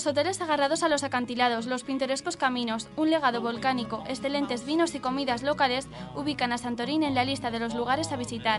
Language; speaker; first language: Spanish; native; Spanish